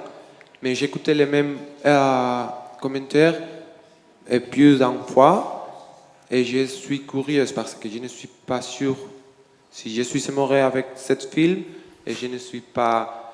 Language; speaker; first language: French; non-native, learner; Spanish